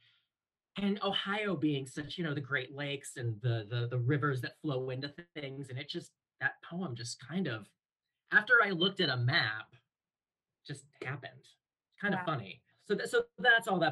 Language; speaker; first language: English; native; English